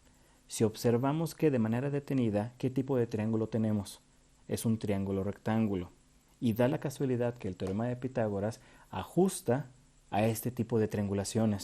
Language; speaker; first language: Spanish; native; Spanish